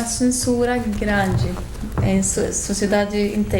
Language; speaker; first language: Portuguese; non-native, fluent; Swedish